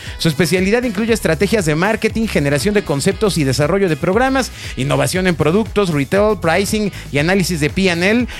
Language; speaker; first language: Spanish; native; Spanish